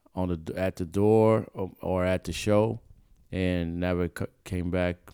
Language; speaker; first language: English; non-native, fluent; Portuguese